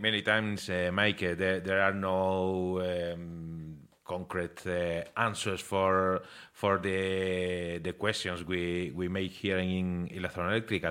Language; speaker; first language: English; non-native, learner; Spanish